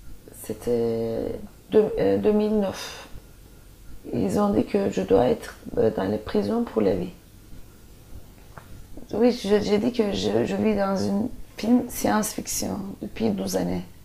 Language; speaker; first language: French; non-native, fluent; Turkish